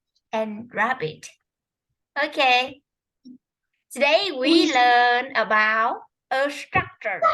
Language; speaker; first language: English; non-native, fluent; Vietnamese